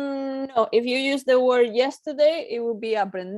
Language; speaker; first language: English; non-native, fluent; Spanish